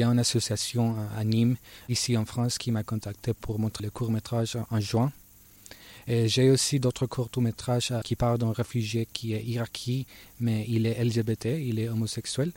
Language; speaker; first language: French; non-native, learner; Spanish